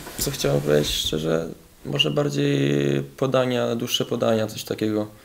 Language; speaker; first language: Polish; native; Polish